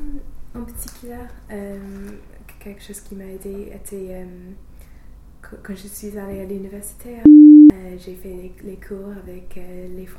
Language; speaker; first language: French; non-native, fluent; English